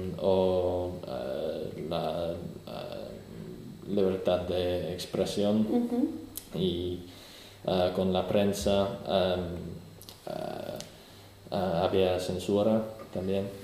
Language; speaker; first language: Spanish; non-native, learner; English